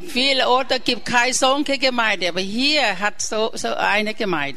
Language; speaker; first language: German; non-native, learner; Thai